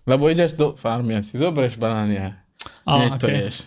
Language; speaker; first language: Slovak; non-native, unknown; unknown